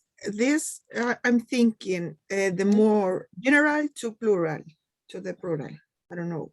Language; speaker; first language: English; non-native, learner; Spanish